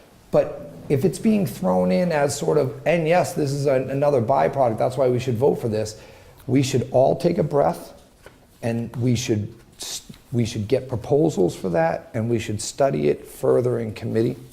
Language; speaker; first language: English; native; English